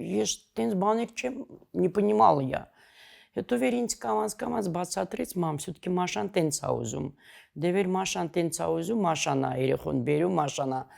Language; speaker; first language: Armenian; native; Armenian